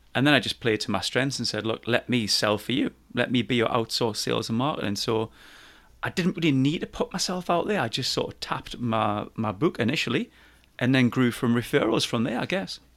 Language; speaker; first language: English; native; English